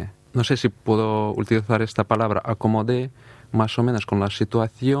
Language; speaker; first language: Spanish; non-native, fluent; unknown